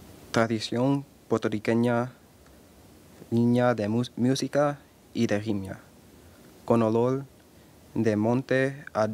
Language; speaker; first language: Spanish; early bilingual, other home language; English